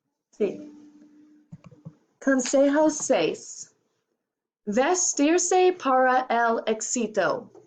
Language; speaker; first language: Spanish; non-native, learner; English